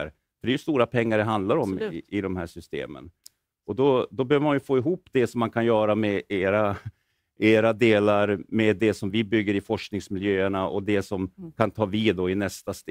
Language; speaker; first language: Swedish; native; Swedish